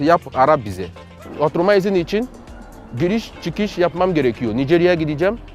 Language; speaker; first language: Turkish; non-native, learner; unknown